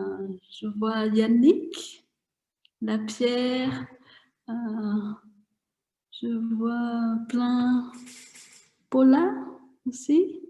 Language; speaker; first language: French; non-native, fluent; Vietnamese